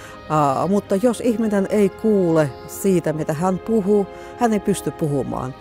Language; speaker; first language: Finnish; non-native, fluent; Russian